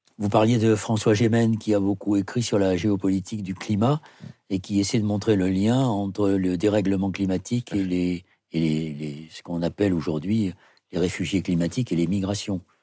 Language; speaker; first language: French; native; French